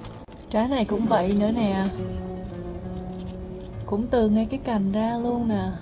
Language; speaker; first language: Vietnamese; native; Vietnamese